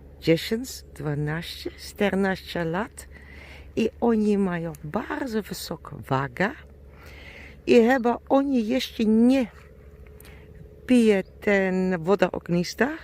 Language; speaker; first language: Polish; non-native, learner; German